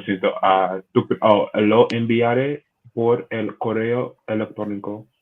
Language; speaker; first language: Spanish; non-native, learner; English